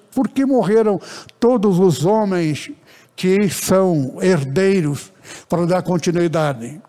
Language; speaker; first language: Portuguese; early bilingual, other home language; Japanese